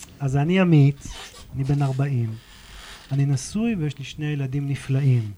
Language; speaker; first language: Hebrew; native; Hebrew